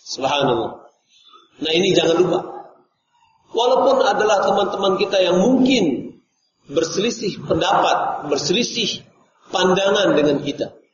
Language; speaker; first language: Indonesian; non-native, local second language; Minangkabau